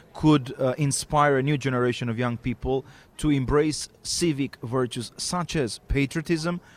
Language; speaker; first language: English; non-native, fluent; Romanian